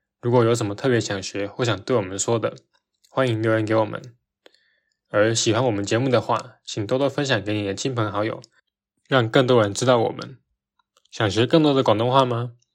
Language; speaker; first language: Chinese; native; Chinese